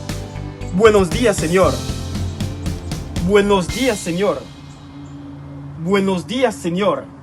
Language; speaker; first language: Spanish; non-native, fluent; Haitian Creole